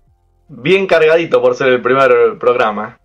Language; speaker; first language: Spanish; native; Spanish